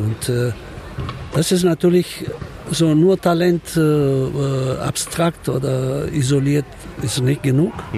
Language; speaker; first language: German; non-native, fluent; Romanian